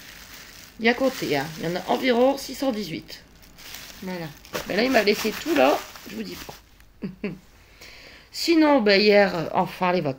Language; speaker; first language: French; native; French